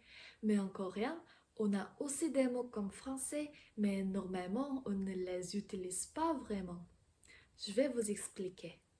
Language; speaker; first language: French; non-native, fluent; Korean